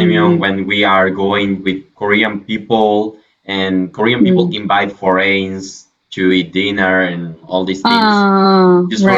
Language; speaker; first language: English; non-native, fluent; Spanish